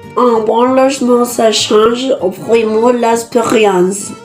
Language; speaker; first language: French; non-native, learner; Spanish